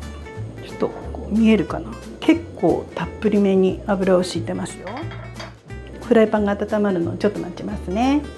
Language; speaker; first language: Japanese; native; Japanese